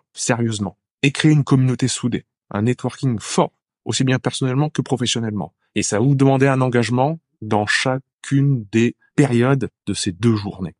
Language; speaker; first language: French; native; French